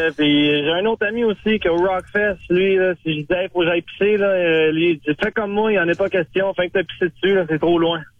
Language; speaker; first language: French; native; French